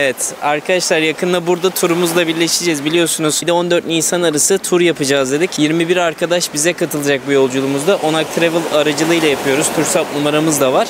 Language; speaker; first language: Turkish; native; Turkish